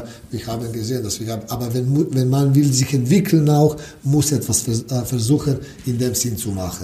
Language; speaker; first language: German; non-native, learner; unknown